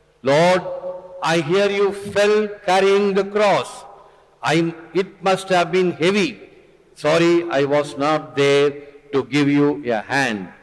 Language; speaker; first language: English; non-native, local second language; Tamil